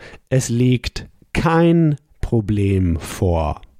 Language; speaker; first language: German; native; German